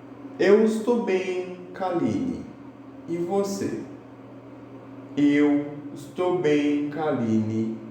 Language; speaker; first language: Portuguese; non-native, fluent; Haitian Creole